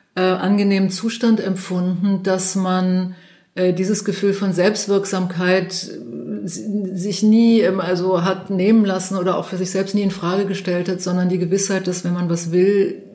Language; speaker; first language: German; native; German